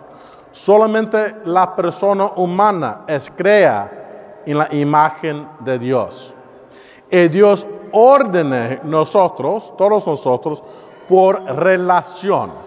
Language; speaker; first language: Spanish; non-native, learner; English